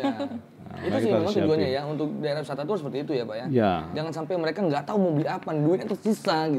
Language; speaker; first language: Indonesian; native; Indonesian